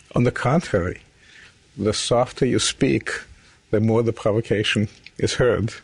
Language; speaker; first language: English; early bilingual, other home language; Romanian